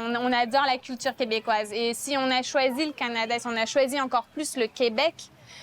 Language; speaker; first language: French; native; French